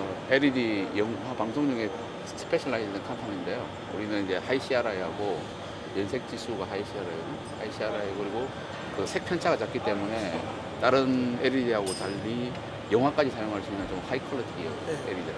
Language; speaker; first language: Korean; native; Korean